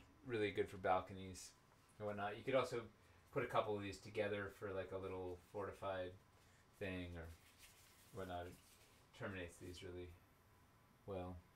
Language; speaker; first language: English; native; English